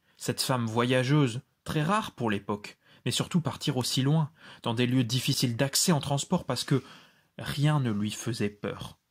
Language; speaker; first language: French; native; French